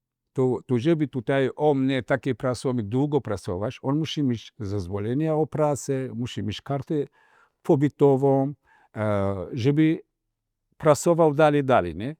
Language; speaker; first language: Polish; non-native, fluent; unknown